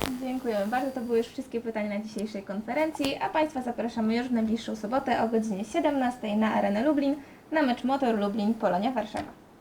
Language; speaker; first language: Polish; native; Polish